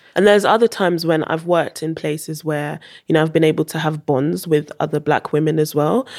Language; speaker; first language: English; early bilingual, heritage; English